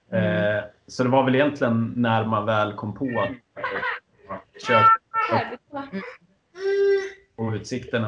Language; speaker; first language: Swedish; native; Swedish